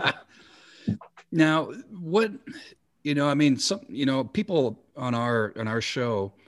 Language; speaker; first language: English; native; English